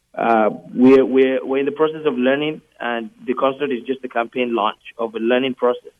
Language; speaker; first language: English; non-native, local second language; Yoruba